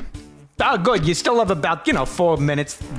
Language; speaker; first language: English; native; English